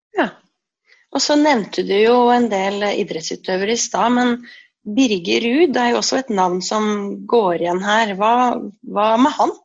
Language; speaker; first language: Norwegian; native; Norwegian